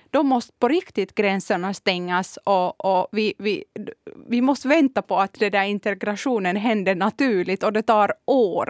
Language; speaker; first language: Swedish; non-native, fluent; Kurdish